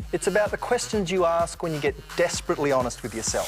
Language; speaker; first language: English; native; English